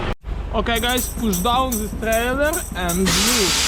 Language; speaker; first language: English; non-native, learner; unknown